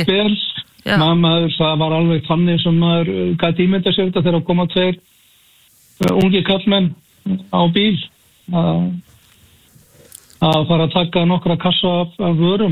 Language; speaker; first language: Icelandic; native; Icelandic